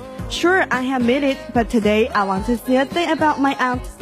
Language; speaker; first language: English; non-native, learner; Chinese